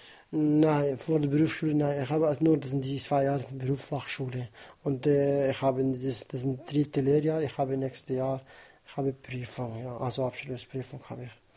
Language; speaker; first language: German; non-native, learner; Kurdish